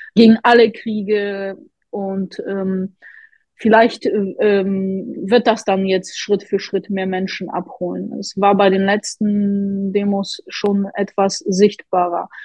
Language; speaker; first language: German; non-native, fluent; Polish